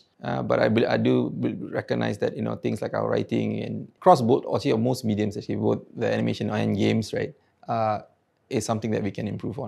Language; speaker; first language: English; non-native, local second language; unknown